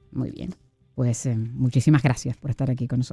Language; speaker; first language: Spanish; native; Spanish